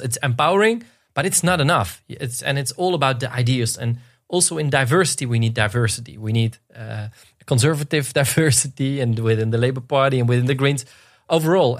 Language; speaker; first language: English; non-native, fluent; Dutch